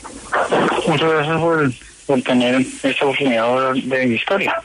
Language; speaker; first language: Spanish; early bilingual, heritage; Spanish